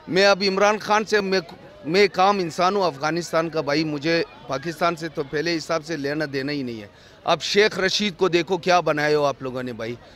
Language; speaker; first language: Urdu; non-native, fluent; Persian